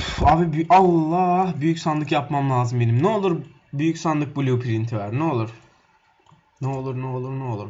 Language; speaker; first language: Turkish; native; Turkish